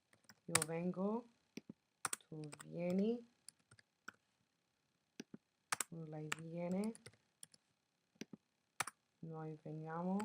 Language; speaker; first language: Italian; non-native, fluent; English